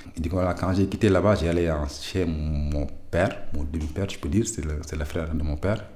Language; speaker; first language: French; non-native, local second language; Wolof